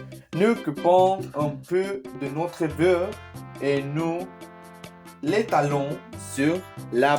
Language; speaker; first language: French; non-native, learner; Spanish